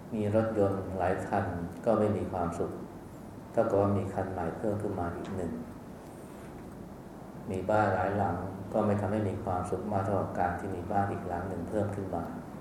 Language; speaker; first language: Thai; native; Thai